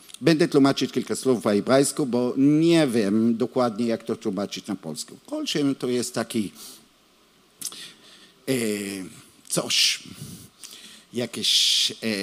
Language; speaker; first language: Polish; non-native, learner; Hebrew